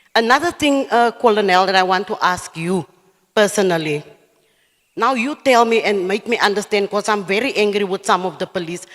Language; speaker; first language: English; non-native, local second language; Afrikaans